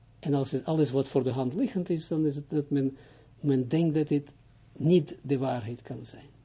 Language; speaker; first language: Dutch; non-native, fluent; Hebrew